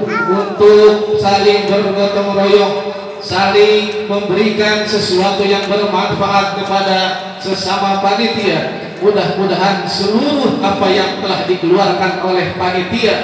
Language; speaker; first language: Indonesian; native; Indonesian